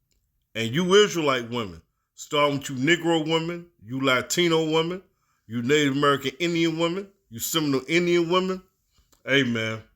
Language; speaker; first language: English; native; English